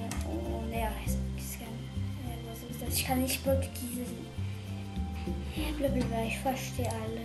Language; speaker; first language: German; non-native, learner; Portuguese